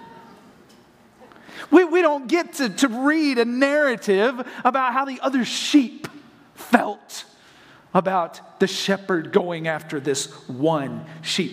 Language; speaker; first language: English; native; English